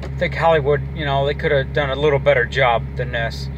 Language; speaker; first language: English; native; English